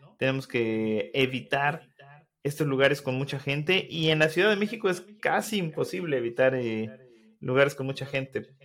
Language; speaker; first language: Spanish; native; Spanish